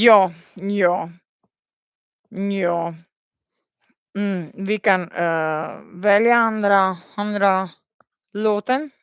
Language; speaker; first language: Swedish; non-native, learner; Italian